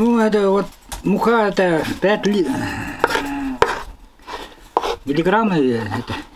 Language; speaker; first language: Russian; non-native, local second language; Yakut